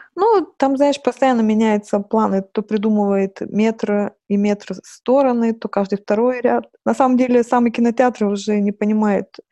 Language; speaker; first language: Russian; non-native, fluent; Lithuanian